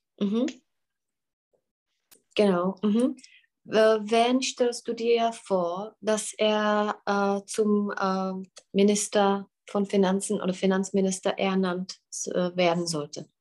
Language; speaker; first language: German; non-native, fluent; Czech